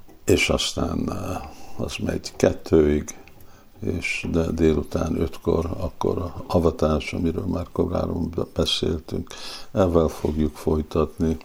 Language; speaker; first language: Hungarian; early bilingual, heritage; Hungarian